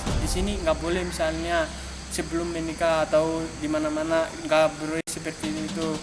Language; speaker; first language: Indonesian; non-native, learner; Malagasy